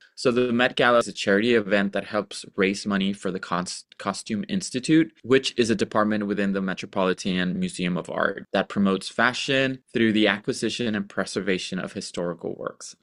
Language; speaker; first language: English; early bilingual, other home language; Spanish